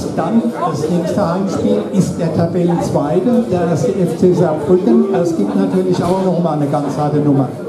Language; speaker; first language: German; native; German